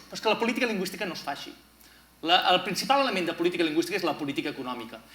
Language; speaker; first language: Catalan; native; Catalan